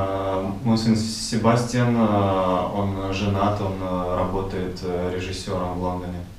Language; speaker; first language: Russian; native; Russian